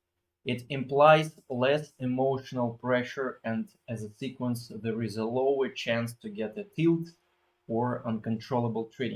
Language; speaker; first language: English; non-native, fluent; Russian